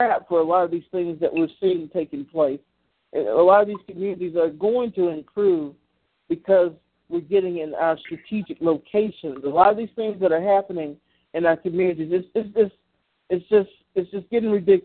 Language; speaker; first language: English; native; English